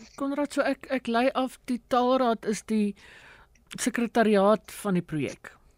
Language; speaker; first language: Afrikaans; native; Afrikaans